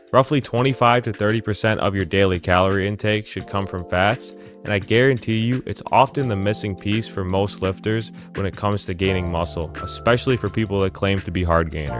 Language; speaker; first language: English; native; English